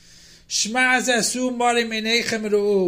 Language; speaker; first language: Hebrew; non-native, fluent; English